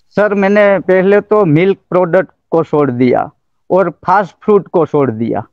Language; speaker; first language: Hindi; non-native, local second language; Gujarati